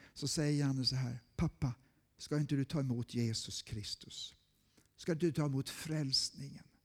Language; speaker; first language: Swedish; native; Swedish